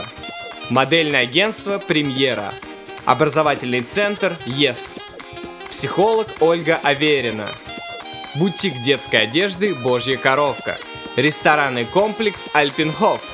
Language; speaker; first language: Russian; native; Russian